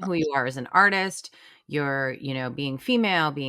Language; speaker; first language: English; native; English